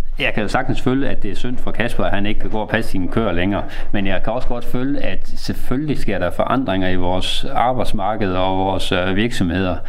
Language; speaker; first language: Danish; native; Danish